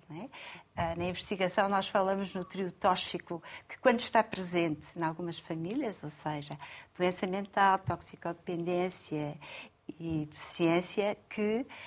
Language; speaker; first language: Portuguese; native; Portuguese